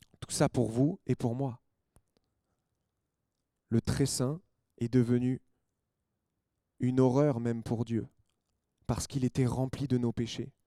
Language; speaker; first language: French; native; French